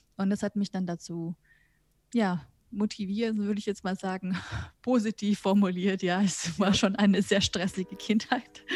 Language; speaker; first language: German; early bilingual, other home language; Central Kurdish